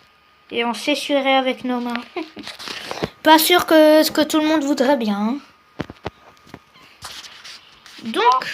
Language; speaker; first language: French; native; French